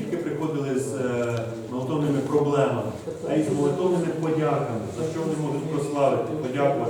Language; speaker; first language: Ukrainian; native; Ukrainian